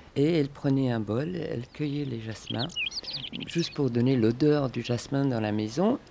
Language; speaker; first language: French; non-native, fluent; Persian